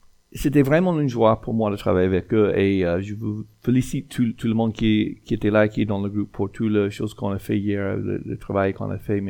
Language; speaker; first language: French; non-native, fluent; English